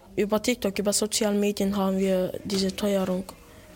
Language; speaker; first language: German; early bilingual, other home language; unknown